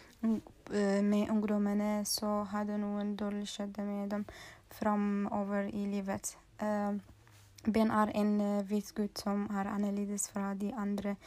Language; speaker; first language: Swedish; non-native, learner; Norwegian